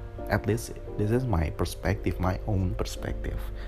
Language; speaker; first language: English; non-native, learner; Indonesian